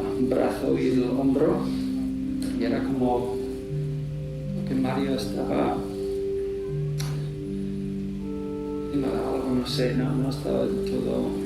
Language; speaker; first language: Spanish; non-native, fluent; English